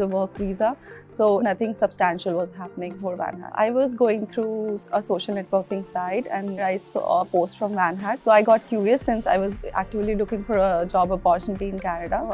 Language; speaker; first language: English; non-native, local second language; Hindi